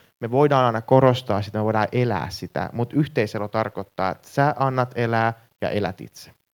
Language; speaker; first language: Finnish; native; Finnish